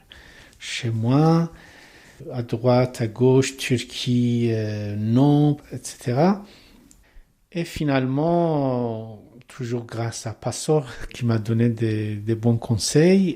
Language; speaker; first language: French; non-native, learner; Persian